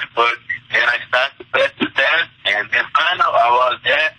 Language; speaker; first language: English; non-native, fluent; Portuguese